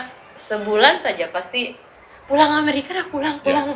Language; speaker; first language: Indonesian; native; Indonesian